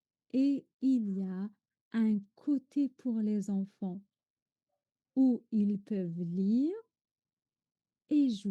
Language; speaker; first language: French; non-native, fluent; Arabic